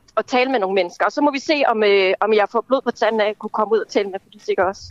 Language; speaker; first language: Danish; native; Danish